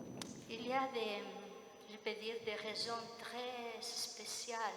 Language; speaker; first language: French; non-native, fluent; Spanish